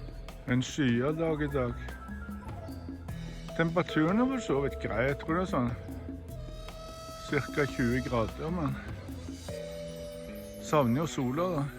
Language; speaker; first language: Norwegian; native; Norwegian